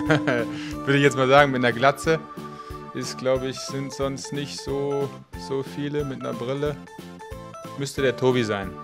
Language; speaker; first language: German; native; German